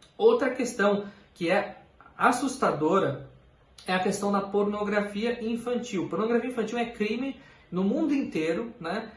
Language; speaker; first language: Portuguese; native; Portuguese